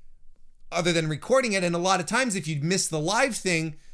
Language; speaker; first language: English; native; English